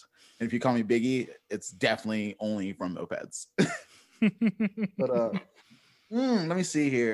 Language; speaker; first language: English; native; English